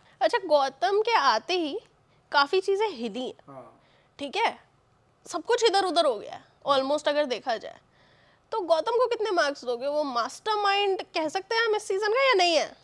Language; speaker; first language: Hindi; native; Hindi